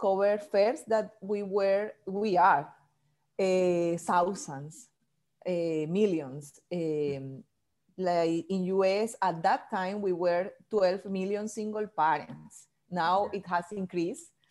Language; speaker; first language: English; non-native, fluent; Spanish